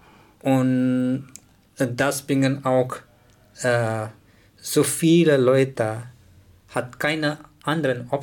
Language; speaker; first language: German; non-native, learner; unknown